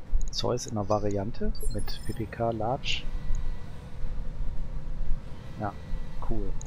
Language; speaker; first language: German; native; German